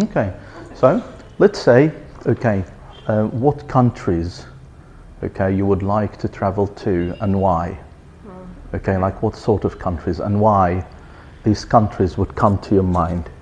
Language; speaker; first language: English; non-native, fluent; Arabic